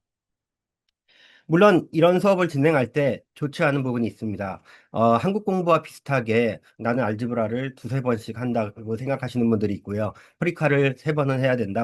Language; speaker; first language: Korean; early bilingual, heritage; Korean